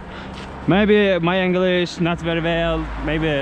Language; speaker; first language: English; non-native, learner; Turkish